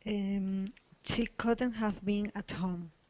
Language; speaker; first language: English; non-native, learner; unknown